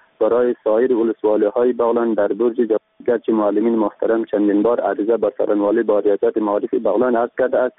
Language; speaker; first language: Persian; native; Persian